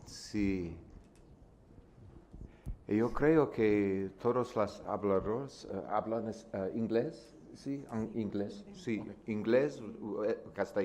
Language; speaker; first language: Spanish; non-native, learner; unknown